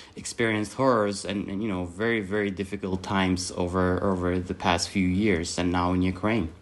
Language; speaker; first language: English; non-native, fluent; Arabic